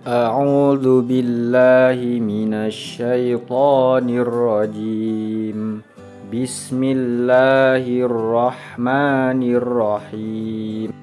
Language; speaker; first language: Arabic; non-native, fluent; Indonesian